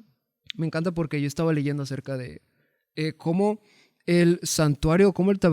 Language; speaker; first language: Spanish; native; Spanish